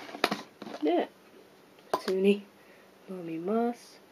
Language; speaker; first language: Japanese; non-native, fluent; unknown